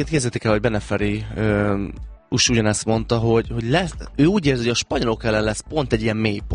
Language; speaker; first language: Hungarian; native; Hungarian